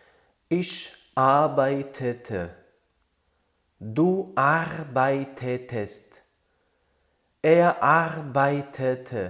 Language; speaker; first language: German; non-native, fluent; Tajik